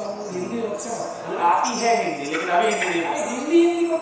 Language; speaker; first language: Hindi; non-native, local second language; Bangla